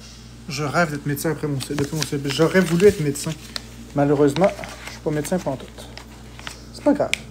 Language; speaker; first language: French; native; French